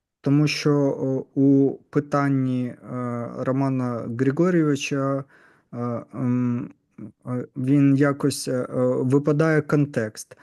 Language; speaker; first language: Ukrainian; non-native, learner; Russian